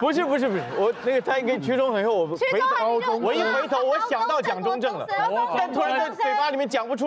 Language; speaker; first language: Chinese; native; Chinese